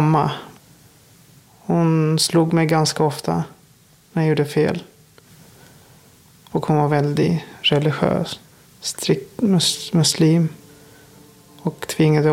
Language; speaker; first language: Swedish; non-native, fluent; Persian